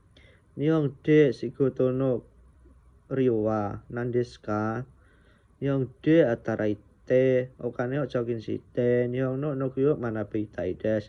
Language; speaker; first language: Japanese; non-native, learner; Indonesian